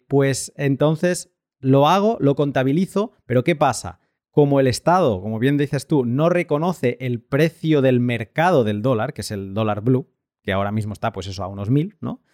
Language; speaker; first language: Spanish; native; Spanish